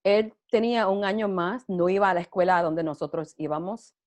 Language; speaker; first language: Spanish; early bilingual, heritage; Spanish